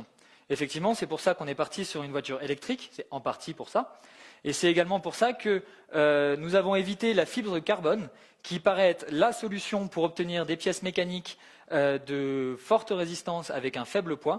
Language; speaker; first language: French; native; French